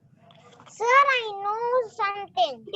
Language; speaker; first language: English; non-native, learner; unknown